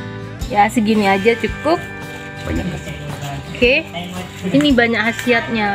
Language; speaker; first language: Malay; non-native, local second language; Madurese